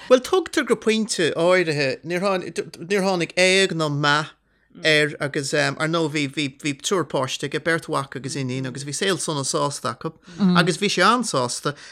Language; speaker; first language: Irish; native; Irish